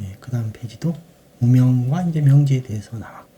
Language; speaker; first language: Korean; native; Korean